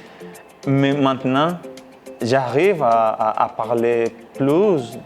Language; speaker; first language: French; non-native, fluent; Spanish